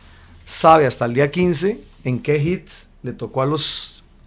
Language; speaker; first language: Spanish; native; Spanish